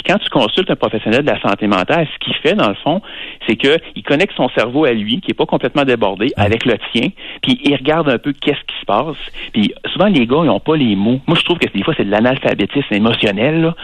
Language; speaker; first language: French; native; French